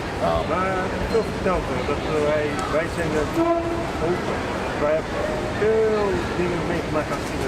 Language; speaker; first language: Dutch; non-native, learner; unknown